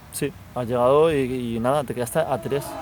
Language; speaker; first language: Spanish; native; Spanish